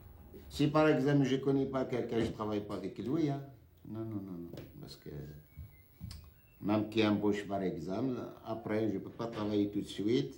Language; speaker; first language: French; non-native, learner; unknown